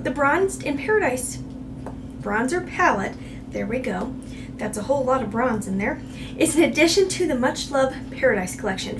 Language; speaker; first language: English; native; English